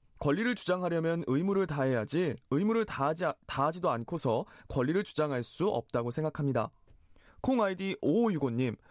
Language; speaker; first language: Korean; native; Korean